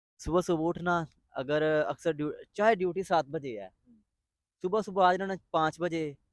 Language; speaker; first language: Urdu; non-native, local second language; Punjabi